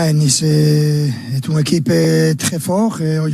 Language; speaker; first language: French; non-native, learner; Spanish